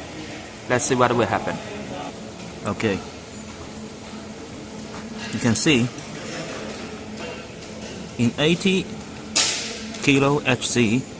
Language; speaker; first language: English; non-native, learner; Chinese